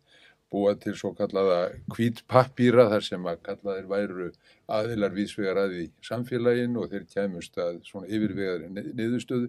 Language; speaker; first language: Icelandic; native; Icelandic